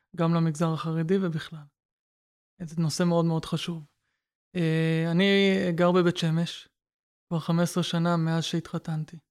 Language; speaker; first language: Hebrew; non-native, fluent; Russian